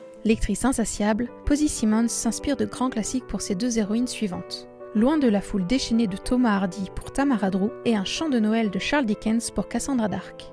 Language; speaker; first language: French; native; French